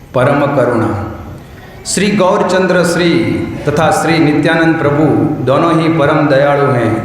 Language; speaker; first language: Hindi; non-native, local second language; Gujarati